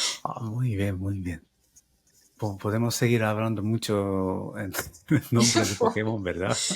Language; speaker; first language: Spanish; non-native, fluent; Japanese